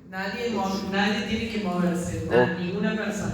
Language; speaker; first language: Spanish; native; Spanish